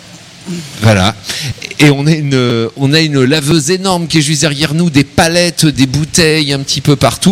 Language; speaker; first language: French; native; French